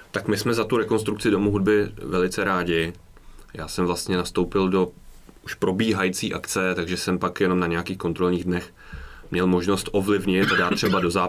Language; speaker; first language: Czech; native; Czech